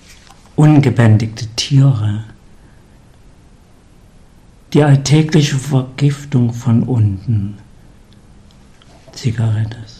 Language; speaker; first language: German; native; German